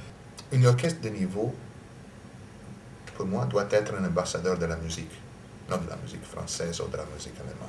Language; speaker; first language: French; non-native, learner; Italian